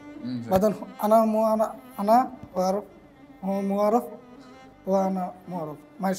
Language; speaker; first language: Arabic; non-native, learner; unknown